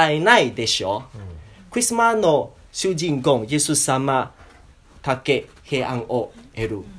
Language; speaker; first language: Japanese; non-native, learner; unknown